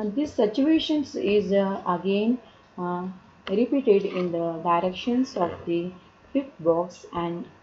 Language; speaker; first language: English; non-native, local second language; Kannada